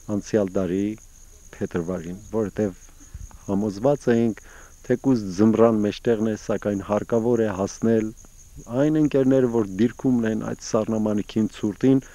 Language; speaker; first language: Armenian; early bilingual, heritage; Armenian